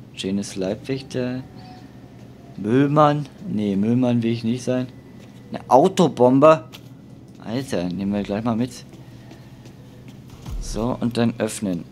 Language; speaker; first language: German; native; German